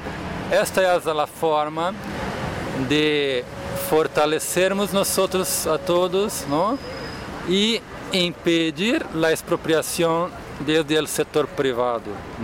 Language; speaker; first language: Spanish; non-native, fluent; Portuguese